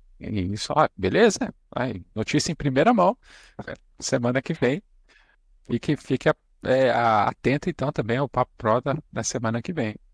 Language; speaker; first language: Portuguese; native; Portuguese